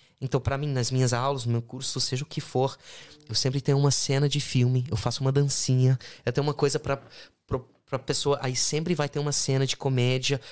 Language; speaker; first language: Portuguese; non-native, fluent; English